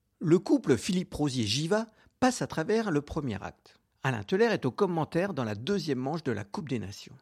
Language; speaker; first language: French; native; French